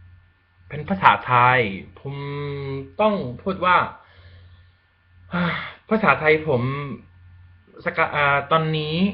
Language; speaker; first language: Thai; non-native, learner; Spanish